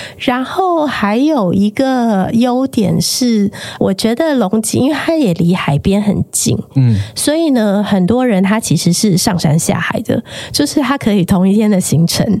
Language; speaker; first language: Chinese; native; Chinese